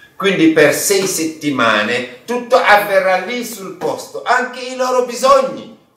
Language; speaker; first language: Italian; non-native, fluent; Wolof